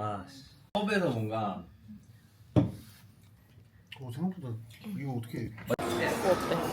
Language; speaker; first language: Korean; native; Korean